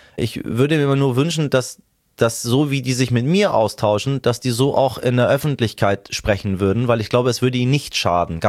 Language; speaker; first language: German; early bilingual, other home language; Persian